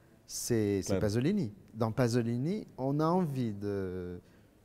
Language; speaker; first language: French; native; French